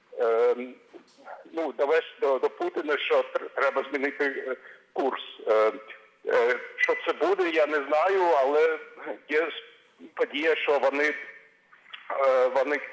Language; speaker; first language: Ukrainian; non-native, fluent; German